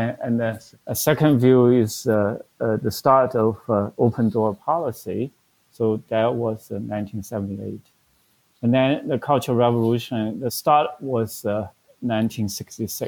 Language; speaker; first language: English; non-native, fluent; Chinese